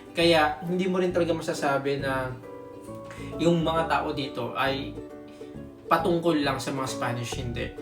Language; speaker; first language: Filipino; native; Filipino